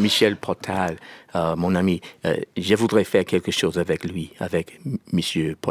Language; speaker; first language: French; non-native, learner; English